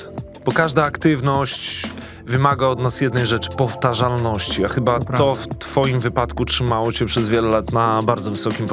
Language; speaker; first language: Polish; native; Polish